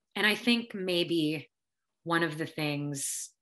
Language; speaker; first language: English; early bilingual, other home language; Filipino